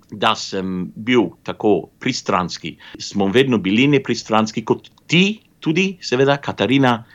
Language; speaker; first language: Slovenian; early bilingual, other home language; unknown